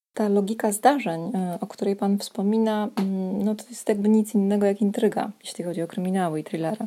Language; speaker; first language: Polish; native; Polish